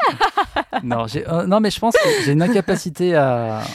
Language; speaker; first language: French; native; French